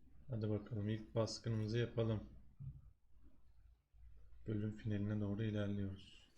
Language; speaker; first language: Turkish; native; Turkish